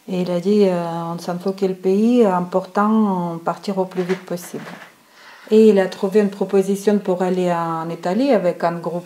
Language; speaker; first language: French; non-native, fluent; Ukrainian